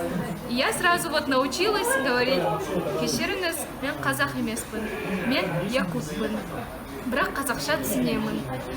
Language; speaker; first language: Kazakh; non-native, learner; Yakut